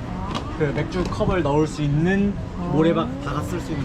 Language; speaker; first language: Korean; native; Korean